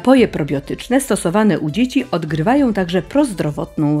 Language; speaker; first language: Polish; native; Polish